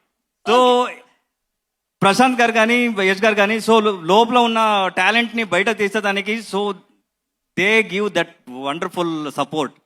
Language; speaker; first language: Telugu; non-native, learner; Kannada